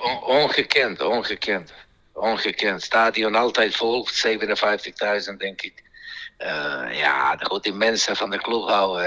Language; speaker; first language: Dutch; non-native, fluent; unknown